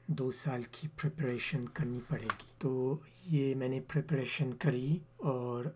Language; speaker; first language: Urdu; early bilingual, heritage; Urdu